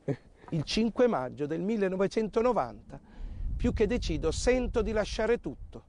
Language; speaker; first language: Italian; native; Italian